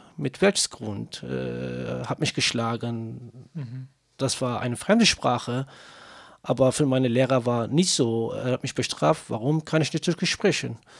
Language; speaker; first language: German; non-native, learner; Kurdish